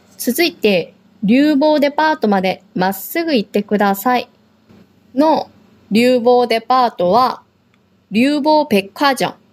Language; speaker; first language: Japanese; non-native, fluent; Korean